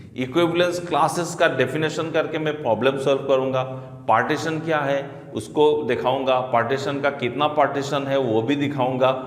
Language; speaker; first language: Hindi; non-native, local second language; Assamese